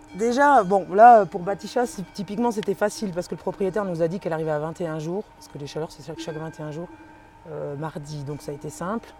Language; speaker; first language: French; native; French